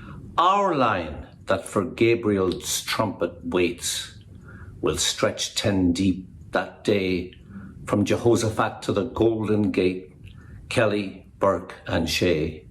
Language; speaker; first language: English; native; English